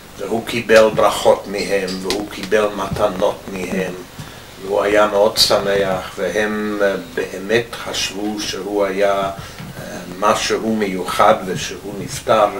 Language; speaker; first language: Hebrew; non-native, fluent; English